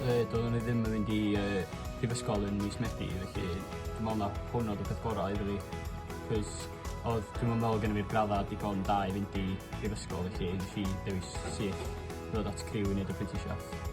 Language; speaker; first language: Welsh; native; Welsh